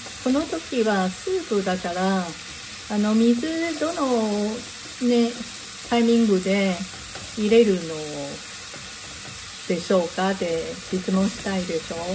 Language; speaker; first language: Japanese; non-native, learner; Chinese